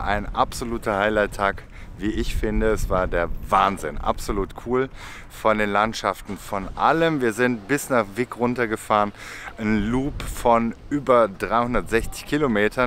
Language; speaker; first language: German; native; German